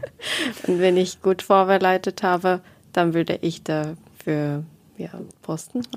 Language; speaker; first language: German; non-native, learner; Japanese